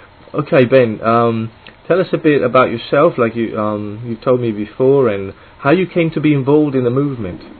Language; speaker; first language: English; non-native, fluent; Italian